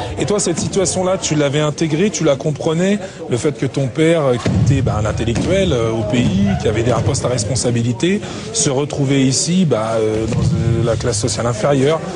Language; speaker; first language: French; native; French